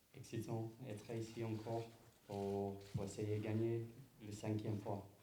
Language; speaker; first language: French; non-native, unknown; English